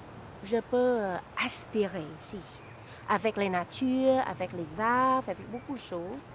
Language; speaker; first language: French; non-native, learner; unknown